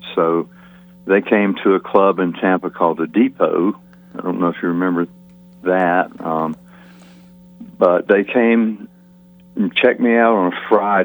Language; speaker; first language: English; native; English